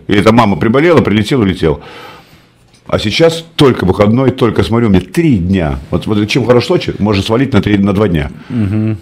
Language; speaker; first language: Russian; native; Russian